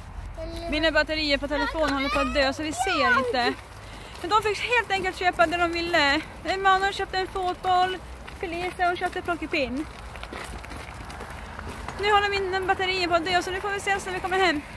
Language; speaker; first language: Swedish; native; Swedish